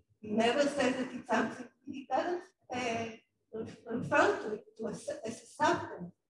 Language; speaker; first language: English; non-native, fluent; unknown